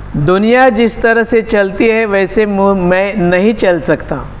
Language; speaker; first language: Hindi; non-native, local second language; Marathi